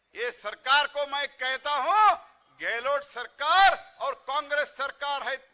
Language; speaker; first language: Hindi; non-native, local second language; Kannada